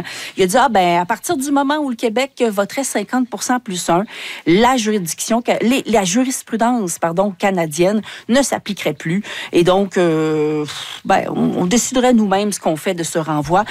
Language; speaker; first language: French; native; French